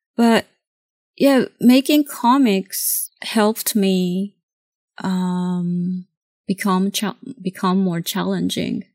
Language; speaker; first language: English; non-native, fluent; Japanese